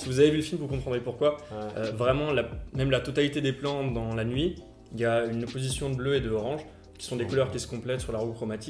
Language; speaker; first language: French; native; French